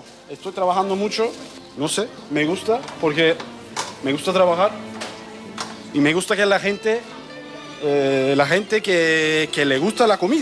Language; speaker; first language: Spanish; non-native, learner; Turkish